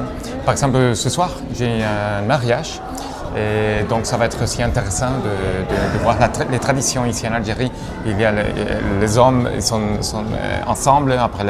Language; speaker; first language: French; non-native, fluent; Spanish